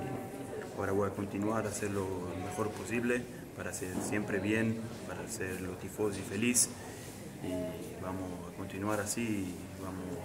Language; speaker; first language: Spanish; early bilingual, heritage; Spanish